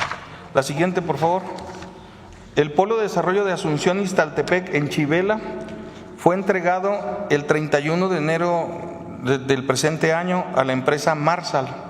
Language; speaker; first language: Spanish; native; Spanish